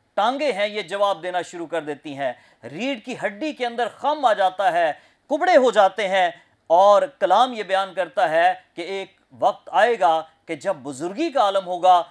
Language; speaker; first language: Urdu; non-native, local second language; Punjabi